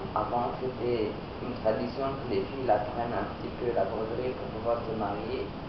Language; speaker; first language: French; non-native, local second language; Romanian